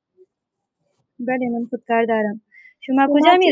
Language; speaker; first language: Persian; non-native, learner; Urdu